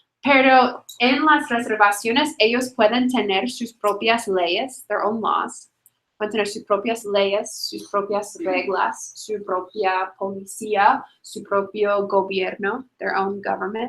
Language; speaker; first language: Spanish; non-native, fluent; English